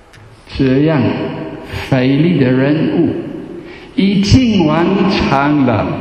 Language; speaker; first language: Chinese; non-native, fluent; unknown